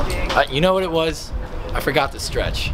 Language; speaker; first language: English; native; English